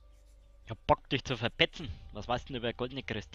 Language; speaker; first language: German; native; German